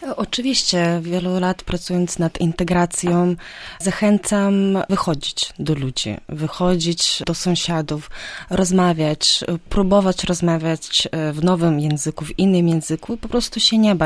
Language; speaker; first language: Polish; non-native, fluent; Ukrainian